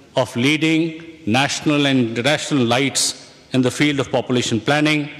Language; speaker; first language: English; non-native, local second language; Urdu